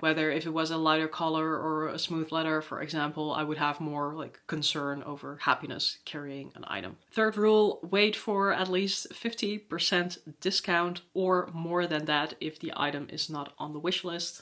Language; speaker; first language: English; non-native, fluent; Dutch